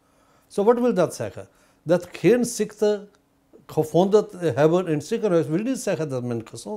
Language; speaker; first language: Dutch; non-native, fluent; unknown